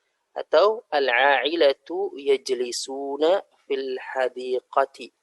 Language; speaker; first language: Arabic; non-native, fluent; Indonesian